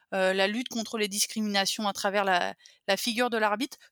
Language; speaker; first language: French; native; French